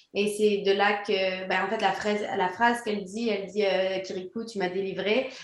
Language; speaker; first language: French; native; French